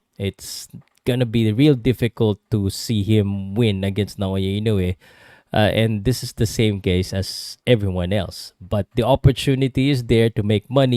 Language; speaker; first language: English; non-native, local second language; Filipino